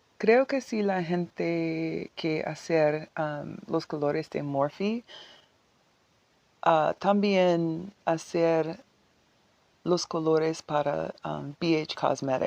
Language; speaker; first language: Spanish; non-native, learner; English